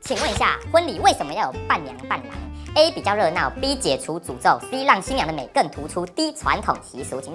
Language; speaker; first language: Chinese; native; Chinese